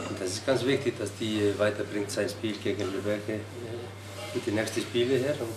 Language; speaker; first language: German; non-native, learner; Icelandic